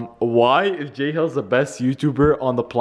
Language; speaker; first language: English; native; English